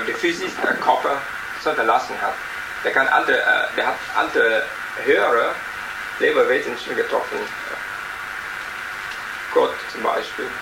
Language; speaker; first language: German; non-native, learner; Vietnamese